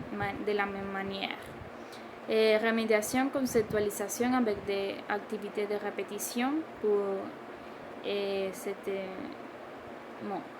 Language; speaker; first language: French; non-native, learner; Spanish